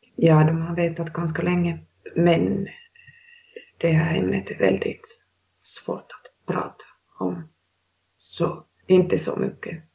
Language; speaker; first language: Swedish; non-native, local second language; Finnish